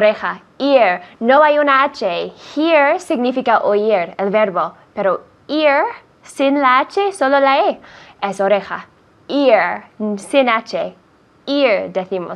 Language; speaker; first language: Spanish; non-native, fluent; English